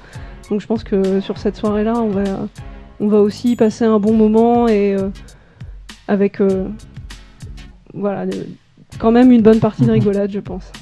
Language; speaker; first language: French; native; French